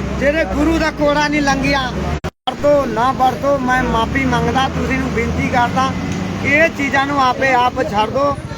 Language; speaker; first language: Punjabi; non-native, learner; Nepali